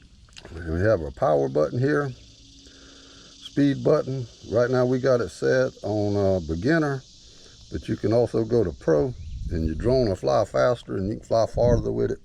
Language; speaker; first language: English; native; English